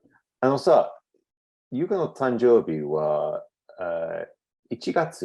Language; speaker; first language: Japanese; non-native, learner; English